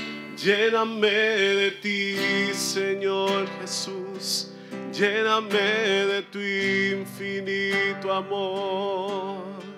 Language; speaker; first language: Spanish; native; Spanish